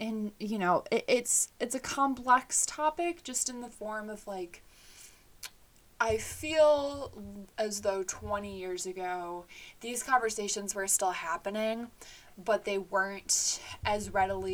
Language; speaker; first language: English; native; English